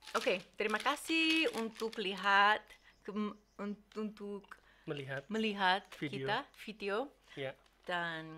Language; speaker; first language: Indonesian; non-native, learner; English